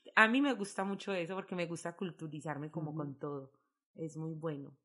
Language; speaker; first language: Spanish; native; Spanish